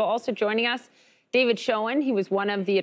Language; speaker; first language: English; native; English